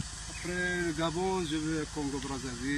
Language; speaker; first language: French; non-native, local second language; Arabic